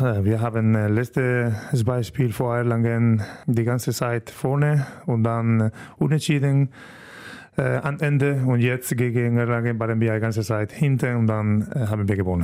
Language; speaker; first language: German; non-native, learner; Spanish